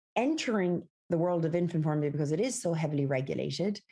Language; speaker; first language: English; native; English